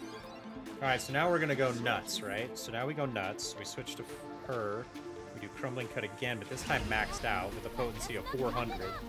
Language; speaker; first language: English; native; English